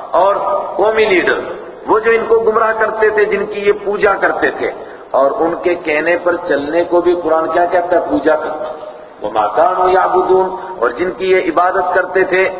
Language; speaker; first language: Urdu; non-native, local second language; Punjabi